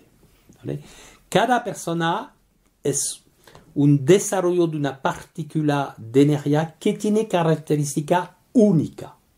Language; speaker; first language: Spanish; non-native, learner; French